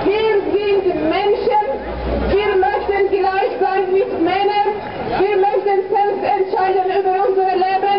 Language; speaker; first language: German; non-native, fluent; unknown